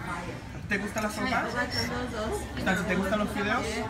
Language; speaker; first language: Spanish; non-native, fluent; English